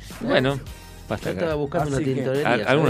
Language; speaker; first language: Spanish; native; Spanish